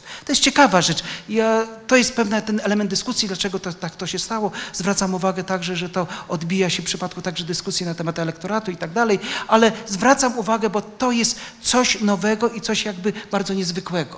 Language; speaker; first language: Polish; native; Polish